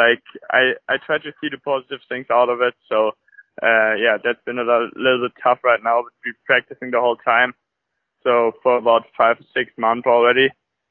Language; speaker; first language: English; non-native, fluent; German